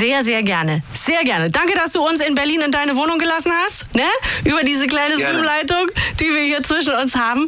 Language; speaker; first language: German; native; German